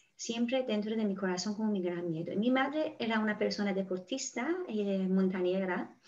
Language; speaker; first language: Spanish; non-native, fluent; Persian